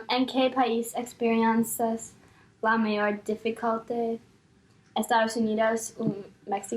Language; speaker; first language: Spanish; non-native, learner; English